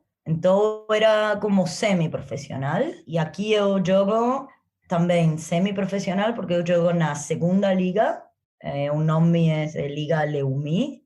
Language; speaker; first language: Portuguese; non-native, learner; Spanish